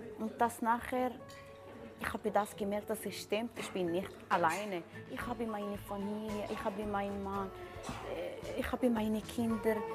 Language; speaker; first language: German; non-native, learner; Arabic